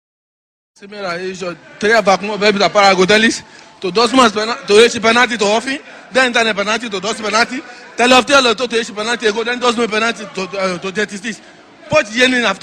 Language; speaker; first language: Greek; non-native, learner; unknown